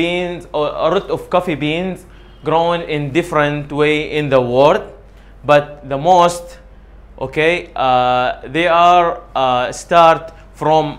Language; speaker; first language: English; non-native, learner; Arabic